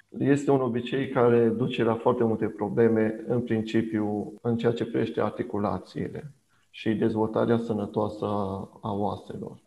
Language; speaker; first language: Romanian; non-native, local second language; Hungarian